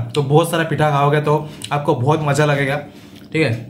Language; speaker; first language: Hindi; non-native, local second language; Odia